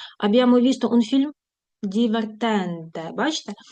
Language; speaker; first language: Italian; non-native, fluent; Ukrainian